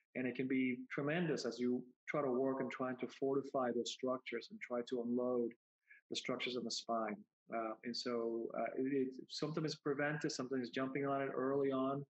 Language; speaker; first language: English; non-native, fluent; Spanish